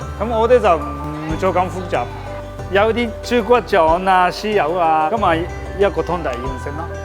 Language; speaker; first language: Cantonese; non-native, fluent; Japanese